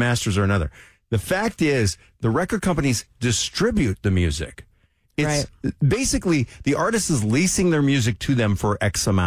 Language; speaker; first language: English; native; English